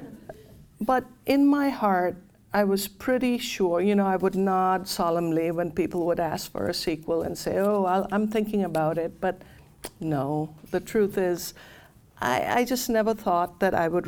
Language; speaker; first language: English; non-native, local second language; Gujarati